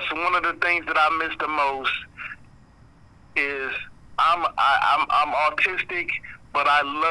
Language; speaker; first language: English; native; English